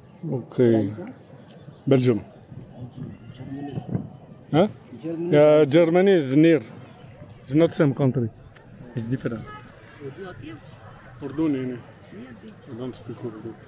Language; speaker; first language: English; non-native, learner; French